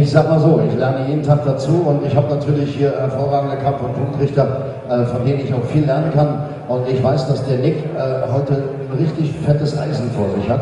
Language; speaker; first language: German; native; German